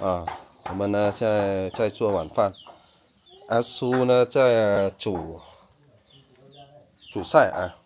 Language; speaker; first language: Chinese; non-native, learner; Vietnamese